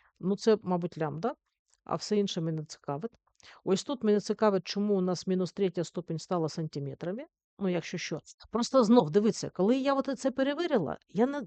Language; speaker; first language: Ukrainian; native; Ukrainian